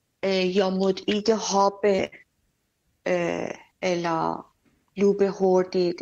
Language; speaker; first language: Danish; non-native, fluent; Persian